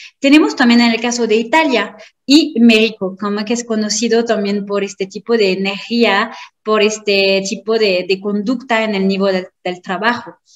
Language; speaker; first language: Spanish; non-native, fluent; French